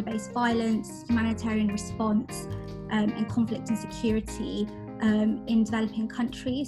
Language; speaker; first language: English; native; English